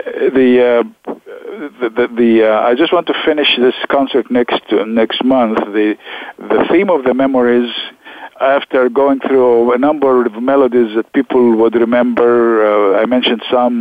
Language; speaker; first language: English; non-native, fluent; Arabic